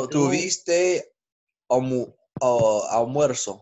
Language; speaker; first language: Spanish; non-native, learner; English